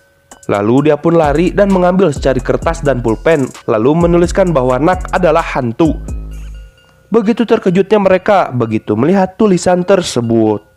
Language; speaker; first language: Indonesian; native; Indonesian